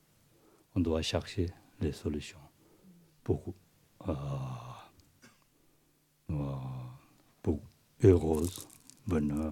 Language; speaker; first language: French; non-native, learner; Tibetan